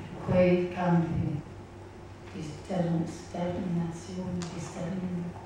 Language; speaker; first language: Italian; non-native, learner; English